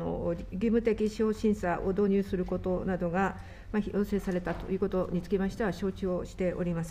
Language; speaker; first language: Japanese; native; Japanese